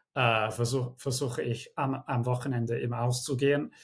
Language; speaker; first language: German; non-native, fluent; English